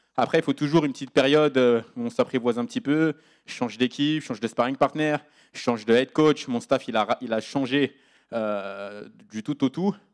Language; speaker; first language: French; native; French